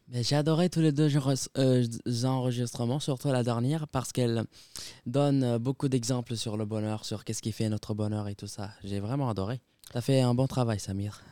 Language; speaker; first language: French; native; French